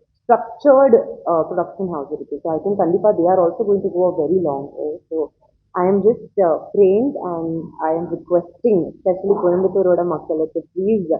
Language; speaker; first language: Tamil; non-native, learner; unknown